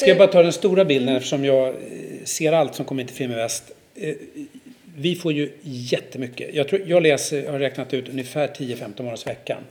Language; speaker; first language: Swedish; native; Swedish